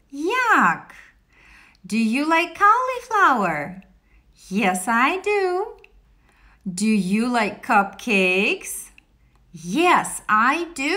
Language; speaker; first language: English; non-native, fluent; Russian